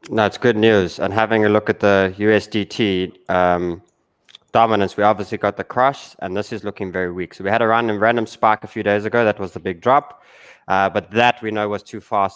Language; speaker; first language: English; native; English